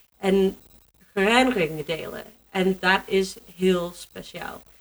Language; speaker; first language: Dutch; non-native, learner; English